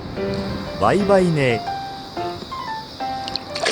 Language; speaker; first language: Japanese; native; Japanese